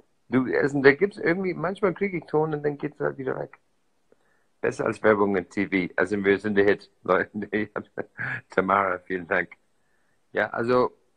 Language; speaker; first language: German; non-native, fluent; English